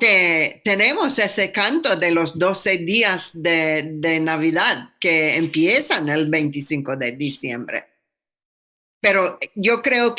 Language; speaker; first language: Spanish; non-native, fluent; English